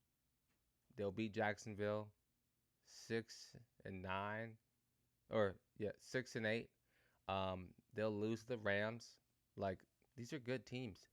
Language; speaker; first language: English; native; English